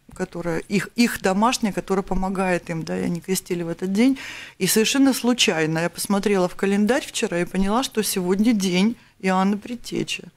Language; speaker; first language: Russian; native; Russian